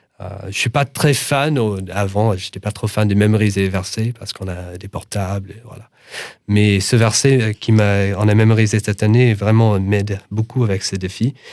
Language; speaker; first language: French; non-native, fluent; English